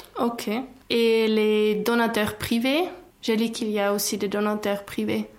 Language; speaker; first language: French; non-native, local second language; German